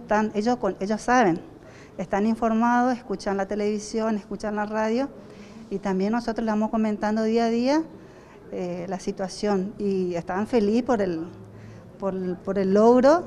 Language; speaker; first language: Spanish; native; Spanish